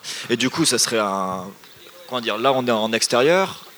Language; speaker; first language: French; native; French